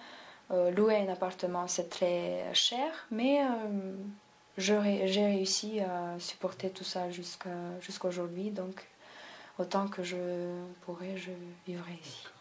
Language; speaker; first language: French; non-native, fluent; Romanian